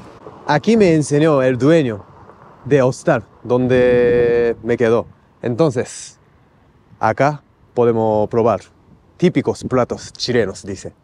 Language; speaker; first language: Spanish; non-native, learner; Japanese